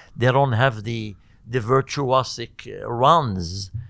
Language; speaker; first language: English; non-native, fluent; Arabic